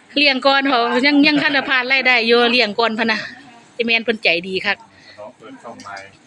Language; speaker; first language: Thai; native; Thai